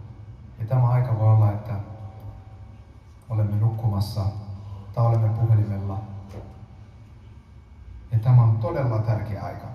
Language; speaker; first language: Finnish; early bilingual, other home language; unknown